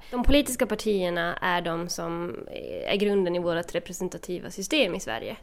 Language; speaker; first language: Swedish; native; Swedish